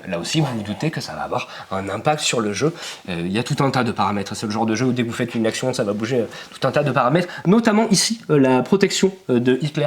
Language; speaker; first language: French; native; French